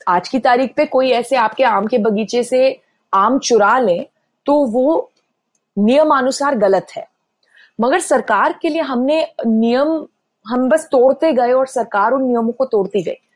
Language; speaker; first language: Hindi; native; Hindi